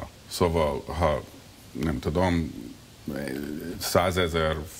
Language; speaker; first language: Hungarian; early bilingual, heritage; Hungarian